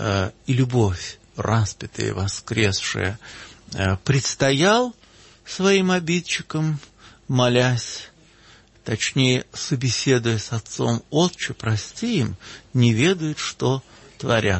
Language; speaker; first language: Russian; native; Russian